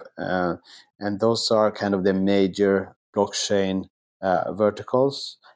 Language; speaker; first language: English; non-native, fluent; Swedish